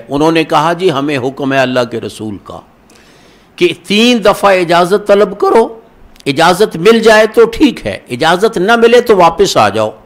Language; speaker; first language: Urdu; non-native, local second language; Punjabi